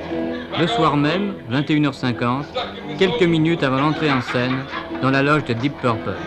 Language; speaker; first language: French; native; French